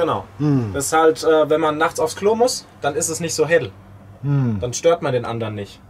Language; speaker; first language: German; native; German